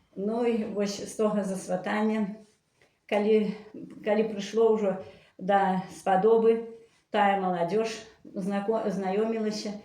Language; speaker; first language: Belarusian; native; Belarusian